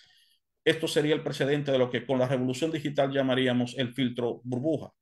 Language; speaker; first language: Spanish; native; Spanish